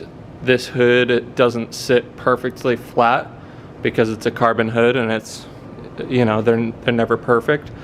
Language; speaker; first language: English; native; English